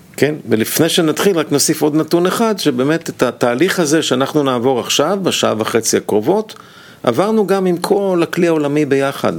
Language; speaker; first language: Hebrew; native; Hebrew